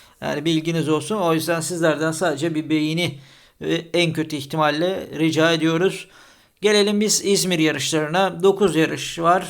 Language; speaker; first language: Turkish; native; Turkish